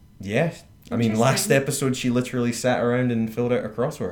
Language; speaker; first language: English; native; English